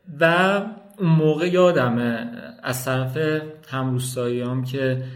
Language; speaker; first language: Persian; non-native, local second language; Azerbaijani